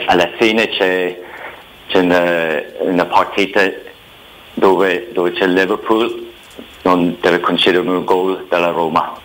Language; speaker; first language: Italian; non-native, fluent; English